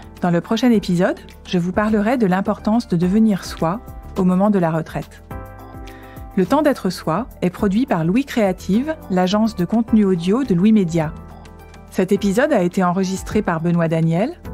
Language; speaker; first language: French; native; French